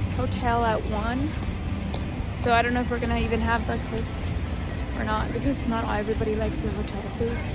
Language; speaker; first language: English; early bilingual, other home language; Spanish